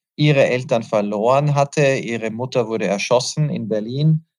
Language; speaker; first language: German; native; German